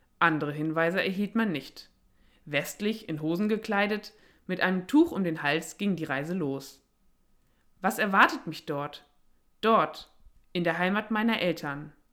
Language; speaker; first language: German; native; German